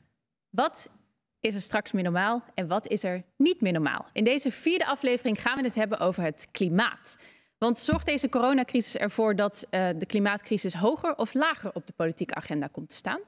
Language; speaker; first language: Dutch; native; Dutch